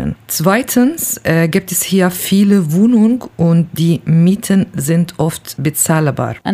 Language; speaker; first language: German; non-native, learner; Kurdish